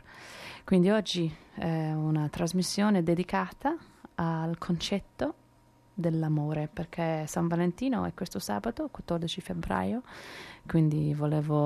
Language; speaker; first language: Italian; non-native, fluent; English